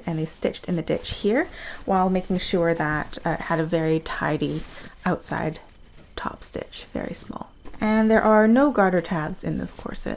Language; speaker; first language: English; native; English